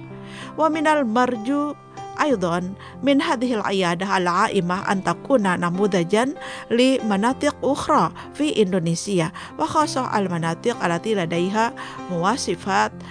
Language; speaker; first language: Arabic; non-native, fluent; Indonesian